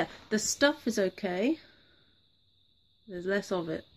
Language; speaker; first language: English; native; English